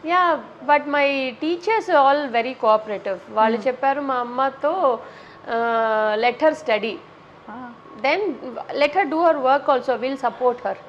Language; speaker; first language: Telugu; non-native, local second language; Tamil